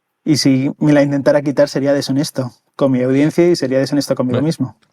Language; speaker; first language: Spanish; native; Spanish